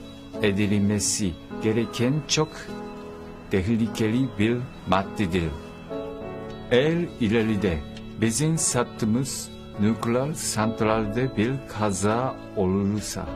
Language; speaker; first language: Turkish; non-native, learner; Japanese